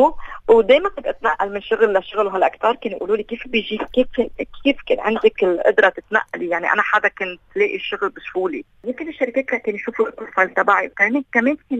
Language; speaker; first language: Arabic; native; Arabic